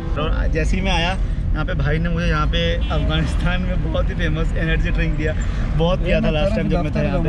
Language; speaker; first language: Hindi; native; Hindi